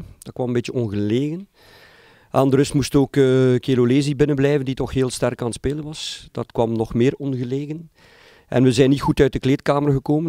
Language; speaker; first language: Dutch; native; Dutch